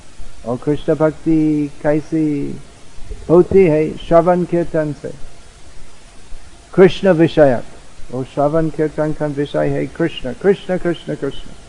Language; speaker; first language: Hindi; non-native, learner; English